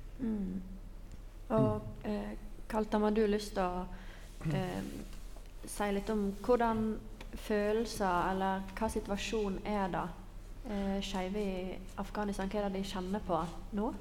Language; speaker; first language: Norwegian; native; Norwegian